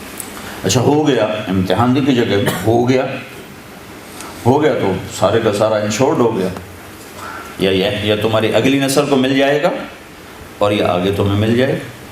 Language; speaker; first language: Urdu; non-native, local second language; Punjabi